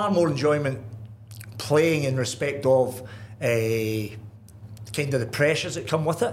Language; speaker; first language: English; native; English